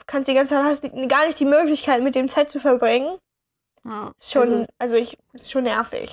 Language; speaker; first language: German; native; German